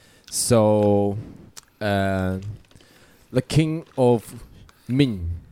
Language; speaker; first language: English; non-native, learner; Chinese